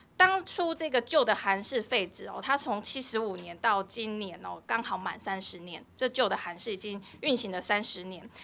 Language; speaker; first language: Chinese; native; Chinese